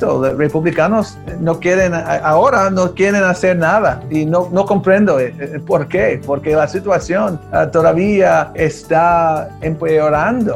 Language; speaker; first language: Spanish; early bilingual, heritage; Spanish